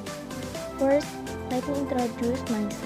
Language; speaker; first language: English; non-native, fluent; Indonesian